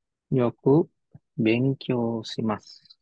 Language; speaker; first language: Japanese; non-native, learner; Sinhala